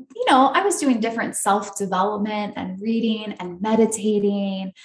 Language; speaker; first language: English; native; English